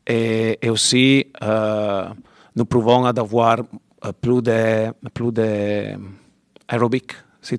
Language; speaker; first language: French; non-native, learner; Italian